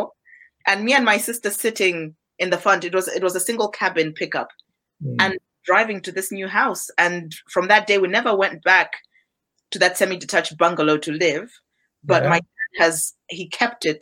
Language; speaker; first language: English; non-native, local second language; Nyanja